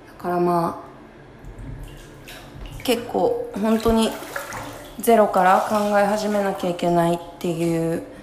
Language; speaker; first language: Japanese; native; Japanese